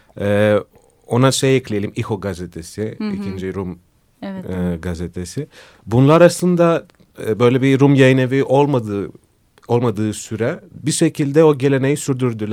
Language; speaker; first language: Turkish; non-native, fluent; Greek